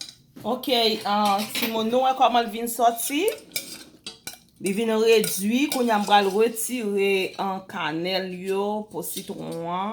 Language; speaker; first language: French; non-native, learner; Haitian Creole